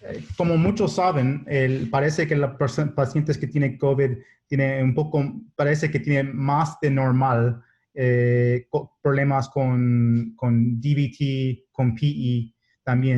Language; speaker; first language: Spanish; non-native, learner; English